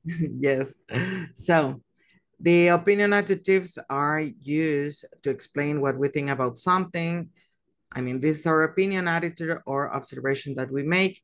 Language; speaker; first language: English; non-native, fluent; Spanish